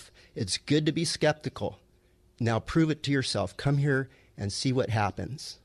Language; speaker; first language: English; native; English